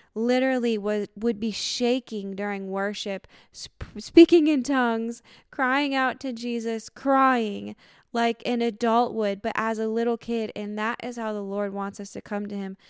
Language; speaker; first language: English; native; English